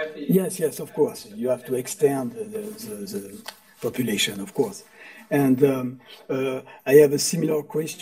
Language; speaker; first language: English; non-native, fluent; French